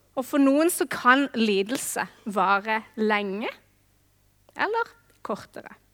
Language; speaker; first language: Norwegian; non-native, fluent; English